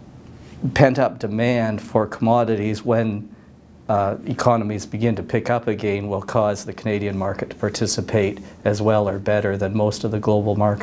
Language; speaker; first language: English; native; English